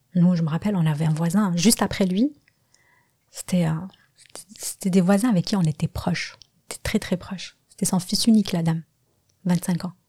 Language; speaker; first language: French; non-native, local second language; Kabyle